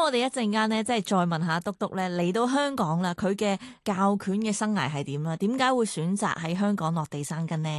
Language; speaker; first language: Cantonese; native; Cantonese